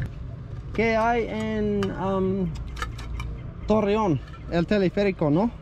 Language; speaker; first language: Spanish; non-native, learner; English